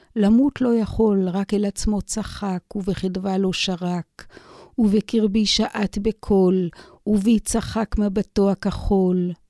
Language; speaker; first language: Hebrew; native; Hebrew